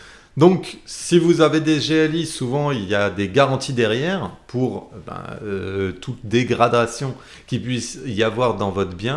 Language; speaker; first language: French; native; French